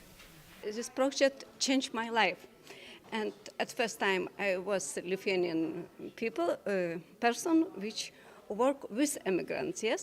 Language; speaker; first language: English; non-native, learner; Lithuanian